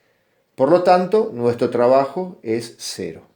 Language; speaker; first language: Spanish; native; Spanish